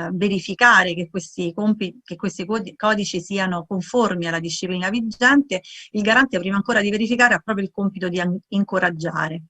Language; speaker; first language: Italian; native; Italian